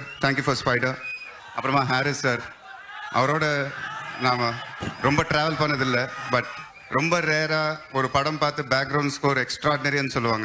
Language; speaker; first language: Tamil; non-native, local second language; Telugu